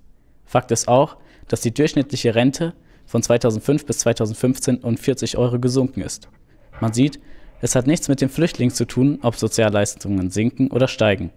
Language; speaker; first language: German; native; German